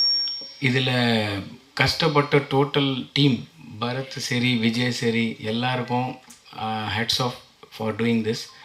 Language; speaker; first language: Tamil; non-native, fluent; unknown